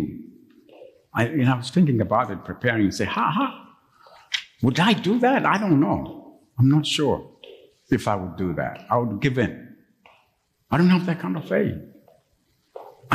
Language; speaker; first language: English; non-native, local second language; Ganda